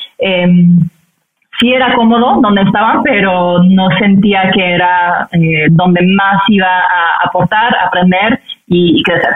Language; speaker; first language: Spanish; non-native, fluent; French